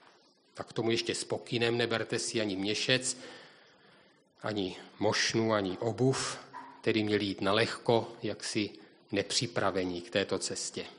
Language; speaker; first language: Czech; native; Czech